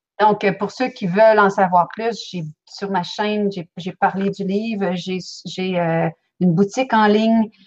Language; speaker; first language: French; native; French